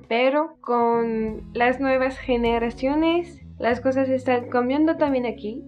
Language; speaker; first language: Spanish; non-native, learner; French